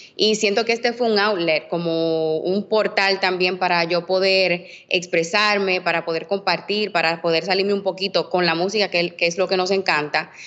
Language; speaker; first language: Spanish; native; Spanish